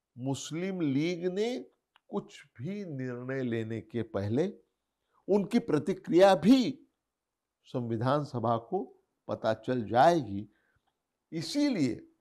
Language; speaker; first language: Hindi; non-native, local second language; Marathi